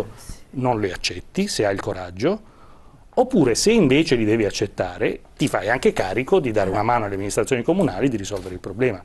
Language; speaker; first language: Italian; native; Italian